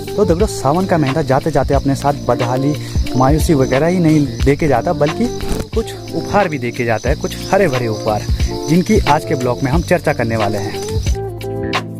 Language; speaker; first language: Hindi; non-native, local second language; Garhwali